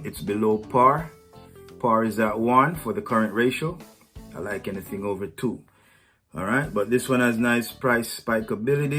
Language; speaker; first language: English; native; English